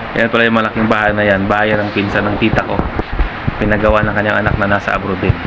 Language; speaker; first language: Filipino; non-native, local second language; Cebuano